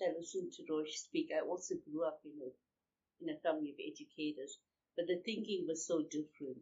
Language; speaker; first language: English; non-native, local second language; Urdu